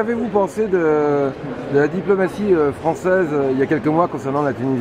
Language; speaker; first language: French; native; French